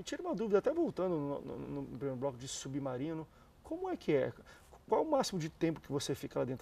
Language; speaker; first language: Portuguese; native; Portuguese